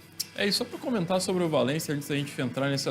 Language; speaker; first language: Portuguese; native; Portuguese